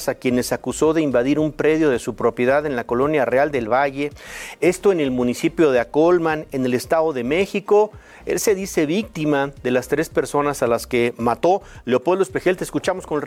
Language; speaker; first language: Spanish; native; Spanish